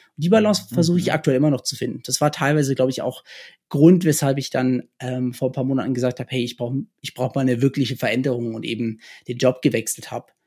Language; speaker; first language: German; early bilingual, other home language; English